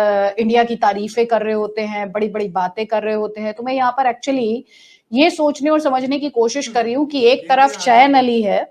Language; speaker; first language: Hindi; native; Hindi